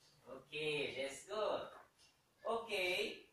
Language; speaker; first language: English; non-native, learner; Indonesian